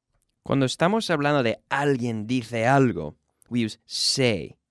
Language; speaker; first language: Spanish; non-native, fluent; English